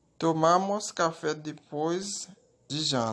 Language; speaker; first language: Portuguese; non-native, learner; Haitian Creole